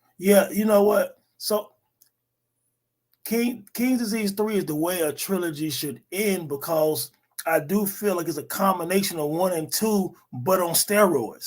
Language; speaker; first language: English; native; English